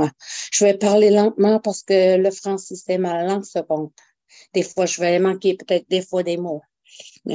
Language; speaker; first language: French; non-native, local second language; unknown